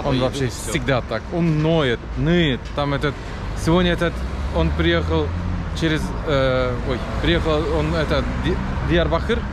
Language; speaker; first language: Russian; non-native, learner; Turkish